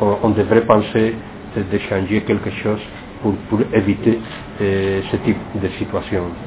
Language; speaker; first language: French; non-native, fluent; Spanish